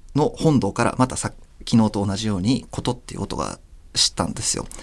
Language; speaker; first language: Japanese; native; Japanese